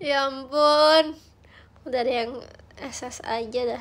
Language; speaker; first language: Indonesian; native; Indonesian